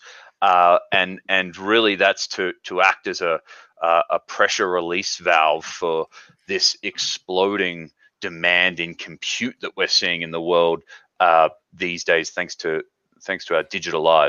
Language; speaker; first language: English; native; English